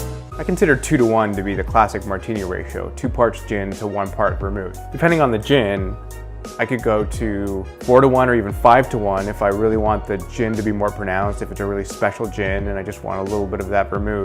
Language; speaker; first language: English; native; English